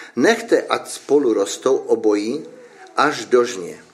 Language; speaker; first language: Czech; native; Czech